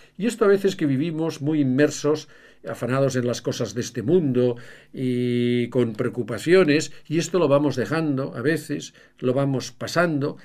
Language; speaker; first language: Spanish; native; Spanish